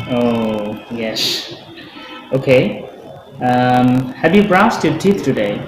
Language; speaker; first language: English; non-native, fluent; Bangla